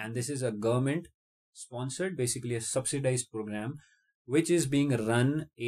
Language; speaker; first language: English; non-native, local second language; Hindi